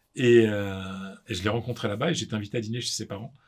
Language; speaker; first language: French; native; French